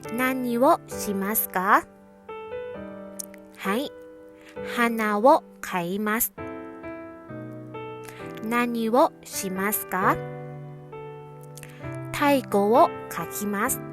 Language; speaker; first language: Japanese; non-native, fluent; Thai